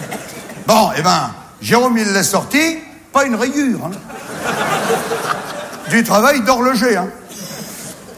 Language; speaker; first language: French; native; French